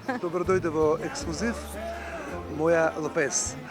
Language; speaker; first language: Macedonian; native; Macedonian